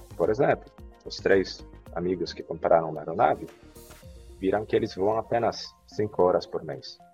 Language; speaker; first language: Portuguese; non-native, fluent; Polish